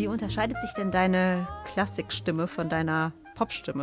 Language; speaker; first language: German; native; German